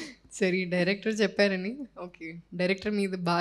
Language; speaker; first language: Telugu; non-native, fluent; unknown